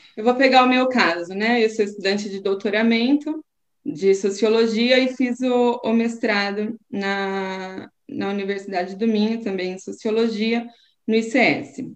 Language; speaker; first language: Portuguese; native; Portuguese